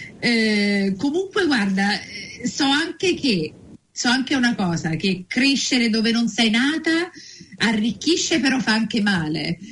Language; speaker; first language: Italian; native; Italian